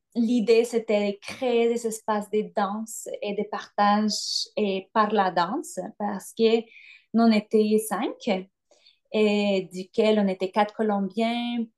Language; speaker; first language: French; non-native, fluent; Spanish